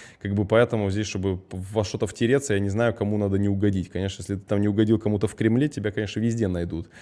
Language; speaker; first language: Russian; early bilingual, heritage; Russian